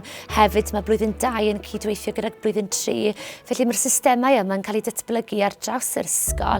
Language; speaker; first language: Welsh; native; Welsh